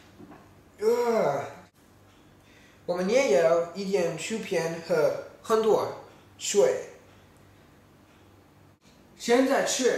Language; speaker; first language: Chinese; non-native, learner; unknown